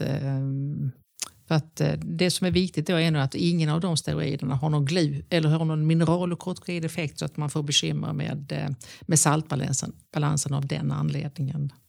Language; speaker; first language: Swedish; native; Swedish